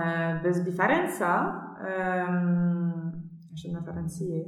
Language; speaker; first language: Arabic; non-native, learner; German